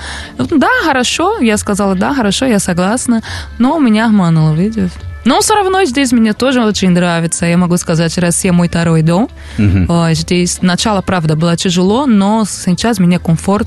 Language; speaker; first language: Russian; non-native, learner; Portuguese